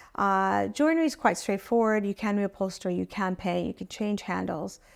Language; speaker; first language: English; early bilingual, other home language; Italian